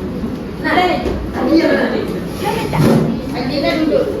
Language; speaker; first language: Malay; native; Malay